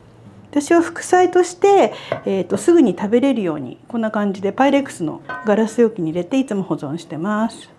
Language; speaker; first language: Japanese; native; Japanese